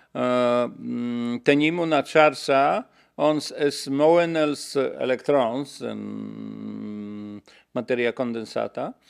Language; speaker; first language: Catalan; non-native, learner; Polish